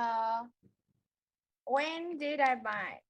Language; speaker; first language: English; non-native, learner; Vietnamese